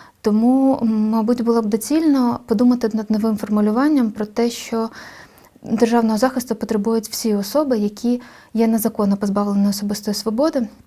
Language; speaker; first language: Ukrainian; native; Ukrainian